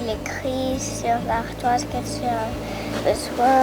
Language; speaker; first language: French; native; French